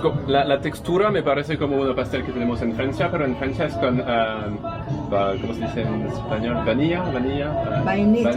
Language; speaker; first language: Spanish; non-native, learner; French